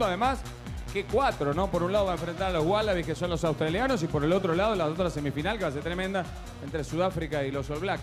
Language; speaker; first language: Spanish; native; Spanish